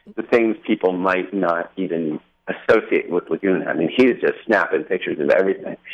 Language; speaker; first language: English; native; English